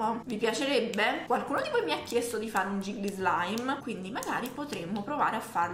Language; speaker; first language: Italian; native; Italian